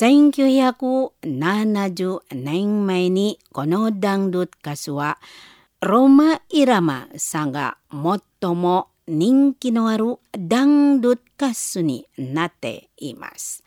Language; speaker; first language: Japanese; non-native, learner; Indonesian